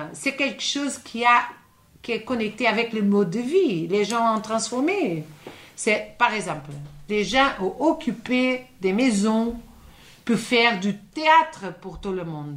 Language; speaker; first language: French; non-native, fluent; Portuguese